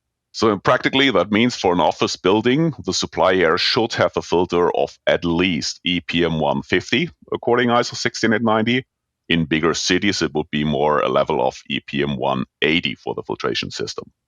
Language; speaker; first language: English; non-native, fluent; German